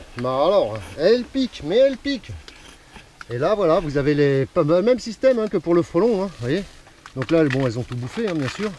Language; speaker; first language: French; native; French